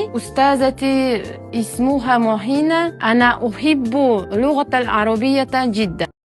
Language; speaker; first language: Arabic; non-native, learner; Uzbek